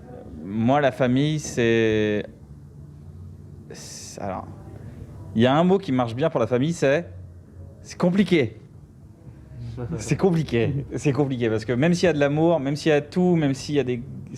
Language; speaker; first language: French; native; French